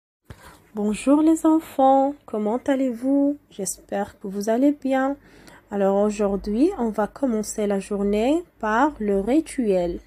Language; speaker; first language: French; non-native, local second language; Arabic